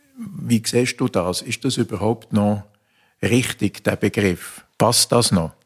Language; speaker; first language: German; native; German